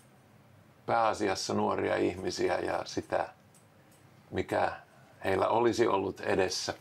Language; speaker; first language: Finnish; native; Finnish